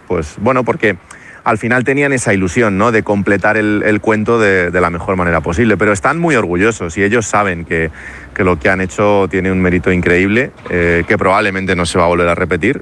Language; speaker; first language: Spanish; native; Spanish